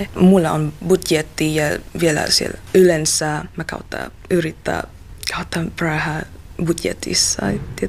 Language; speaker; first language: Finnish; non-native, learner; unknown